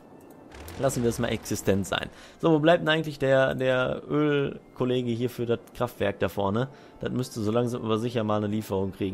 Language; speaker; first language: German; native; German